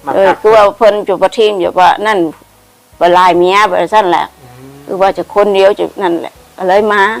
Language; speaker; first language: Lao; non-native, learner; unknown